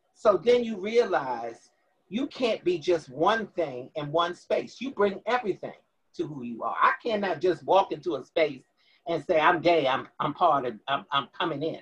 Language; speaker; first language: English; native; English